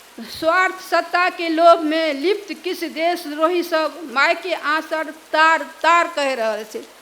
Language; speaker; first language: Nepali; non-native, local second language; Maithili